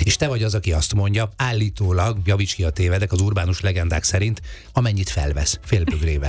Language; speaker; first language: Hungarian; native; Hungarian